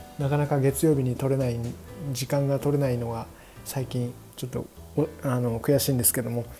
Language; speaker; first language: Japanese; native; Japanese